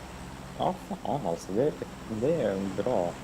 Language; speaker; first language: Swedish; native; Swedish